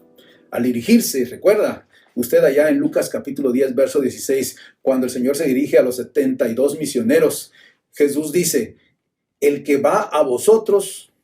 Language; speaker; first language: Spanish; native; Spanish